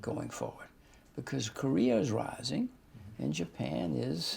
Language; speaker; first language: English; native; English